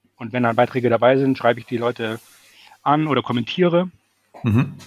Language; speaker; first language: German; native; German